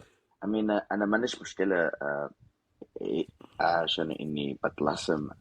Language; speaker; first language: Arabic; non-native, learner; Spanish